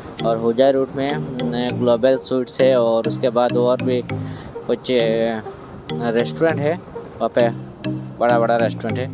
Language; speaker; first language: Hindi; non-native, local second language; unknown